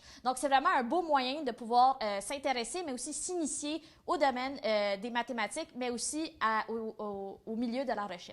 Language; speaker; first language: French; native; French